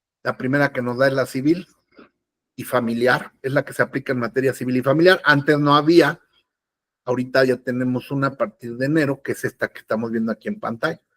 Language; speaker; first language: Spanish; native; Spanish